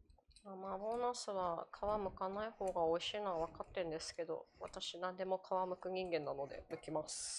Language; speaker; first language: Japanese; native; Japanese